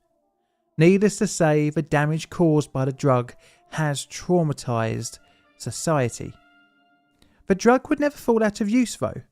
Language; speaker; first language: English; native; English